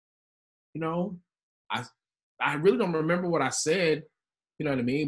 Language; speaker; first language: English; native; English